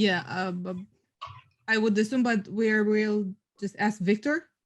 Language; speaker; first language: English; non-native, fluent; Romanian